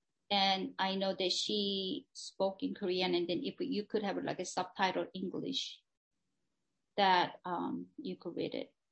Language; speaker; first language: English; non-native, fluent; Korean